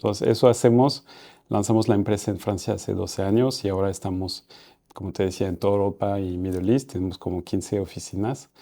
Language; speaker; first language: Spanish; non-native, fluent; French